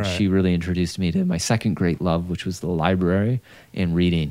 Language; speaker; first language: English; native; English